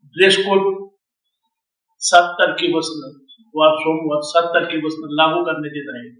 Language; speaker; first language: Marathi; native; Marathi